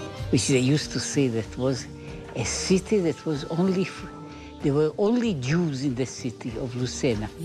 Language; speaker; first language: English; non-native, fluent; Hebrew